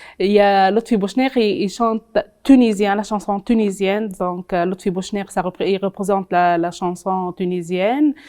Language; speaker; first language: French; non-native, local second language; Arabic